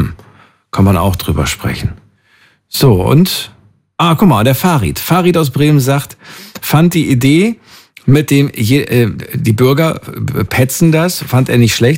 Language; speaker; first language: German; native; German